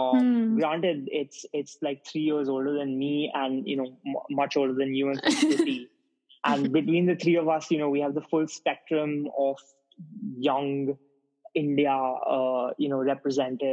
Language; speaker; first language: English; non-native, local second language; Hindi